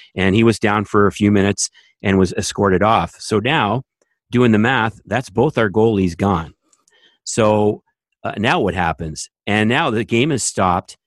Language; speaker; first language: English; native; English